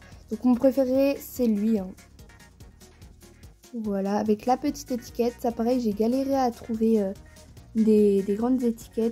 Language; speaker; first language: French; native; French